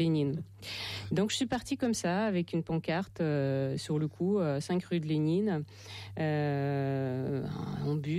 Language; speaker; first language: French; non-native, fluent; Russian